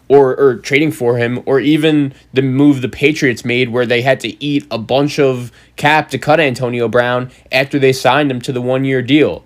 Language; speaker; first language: English; native; English